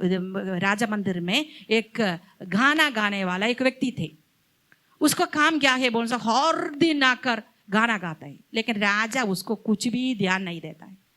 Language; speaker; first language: Hindi; non-native, local second language; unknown